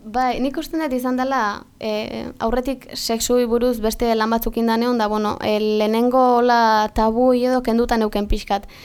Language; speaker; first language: Basque; native; Basque